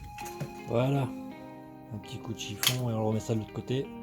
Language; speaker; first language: French; native; French